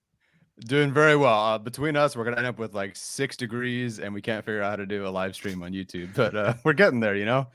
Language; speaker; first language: English; native; English